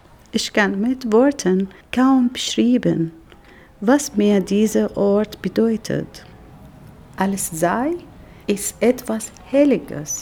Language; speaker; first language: German; non-native, fluent; Arabic